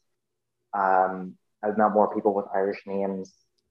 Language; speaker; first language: English; native; English